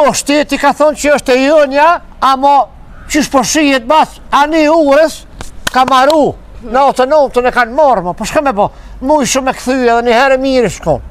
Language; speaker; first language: German; non-native, learner; Albanian